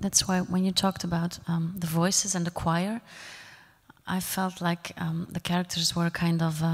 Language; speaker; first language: English; non-native, fluent; Dutch